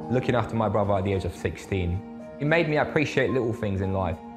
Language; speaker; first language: English; non-native, fluent; Polish